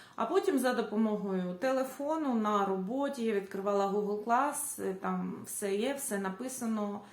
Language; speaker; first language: Ukrainian; native; Ukrainian